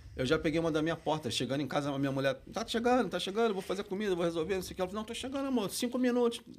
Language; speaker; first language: Portuguese; native; Portuguese